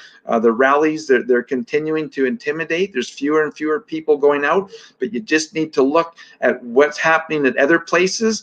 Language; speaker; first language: English; native; English